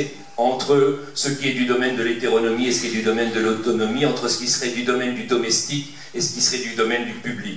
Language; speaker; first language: French; native; French